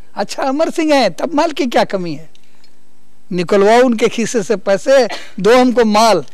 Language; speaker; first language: Hindi; native; Hindi